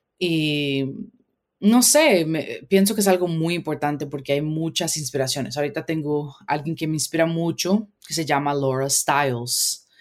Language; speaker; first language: Spanish; early bilingual, heritage; Spanish